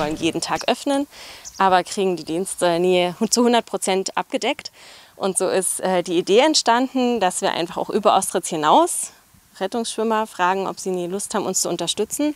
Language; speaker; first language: German; native; German